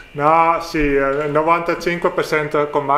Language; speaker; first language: Italian; non-native, learner; Dutch